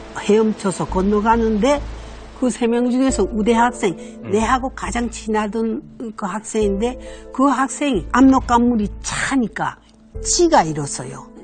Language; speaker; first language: Korean; early bilingual, heritage; Korean